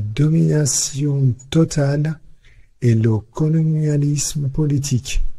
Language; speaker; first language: French; non-native, fluent; Persian